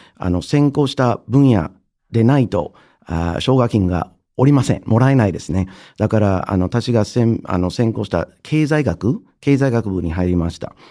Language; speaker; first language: Japanese; non-native, fluent; English